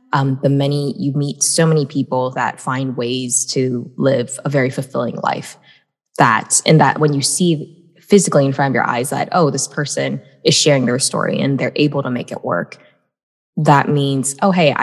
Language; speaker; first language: English; native; English